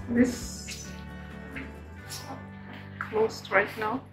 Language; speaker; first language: English; non-native, learner; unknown